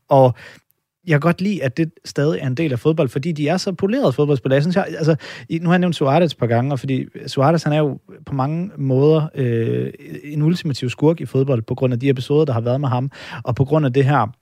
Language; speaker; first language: Danish; native; Danish